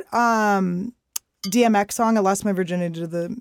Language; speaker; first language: English; native; English